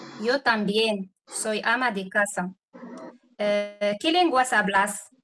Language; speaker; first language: Spanish; non-native, learner; Arabic